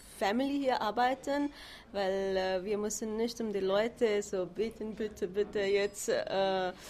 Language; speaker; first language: German; non-native, fluent; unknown